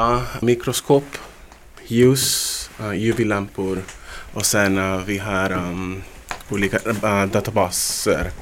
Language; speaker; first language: Swedish; non-native, fluent; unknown